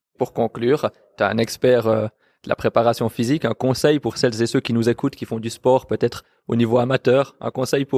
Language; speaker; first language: French; native; French